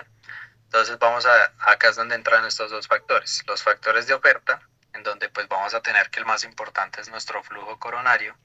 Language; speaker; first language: Spanish; native; Spanish